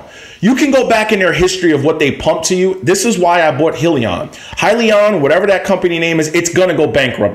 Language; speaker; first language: English; native; English